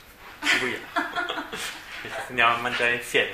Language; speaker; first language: Chinese; non-native, learner; Italian